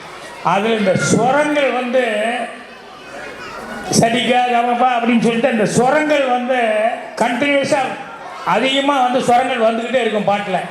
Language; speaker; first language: Tamil; native; Tamil